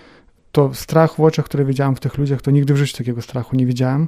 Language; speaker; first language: Polish; non-native, fluent; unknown